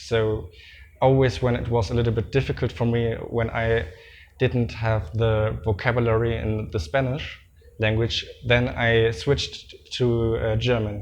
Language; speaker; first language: English; non-native, fluent; German